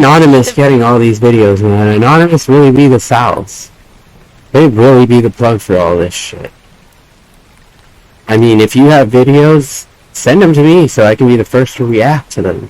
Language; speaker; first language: English; native; English